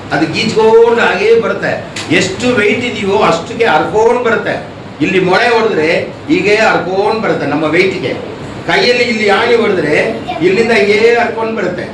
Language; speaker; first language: Kannada; non-native, local second language; Telugu